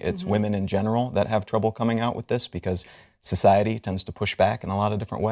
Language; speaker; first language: English; native; English